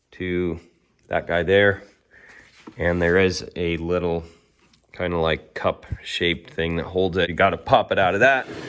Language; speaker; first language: English; native; English